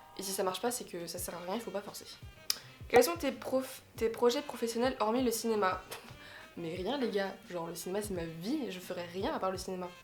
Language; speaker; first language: French; native; French